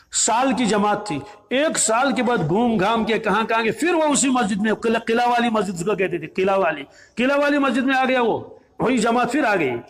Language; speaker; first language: Urdu; native; Urdu